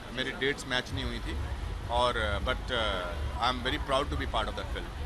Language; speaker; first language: Hindi; native; Hindi